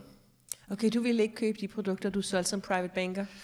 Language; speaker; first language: Swedish; non-native, learner; Danish